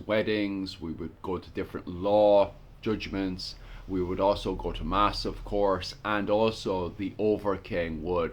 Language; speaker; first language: English; native; English